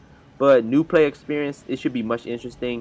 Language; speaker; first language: English; native; English